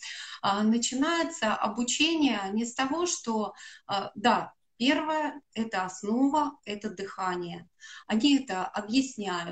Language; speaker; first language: Russian; native; Russian